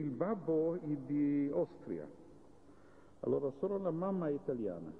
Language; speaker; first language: Italian; non-native, learner; Hebrew